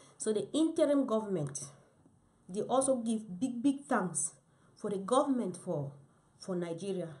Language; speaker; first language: Nigerian Pidgin; native; Nigerian Pidgin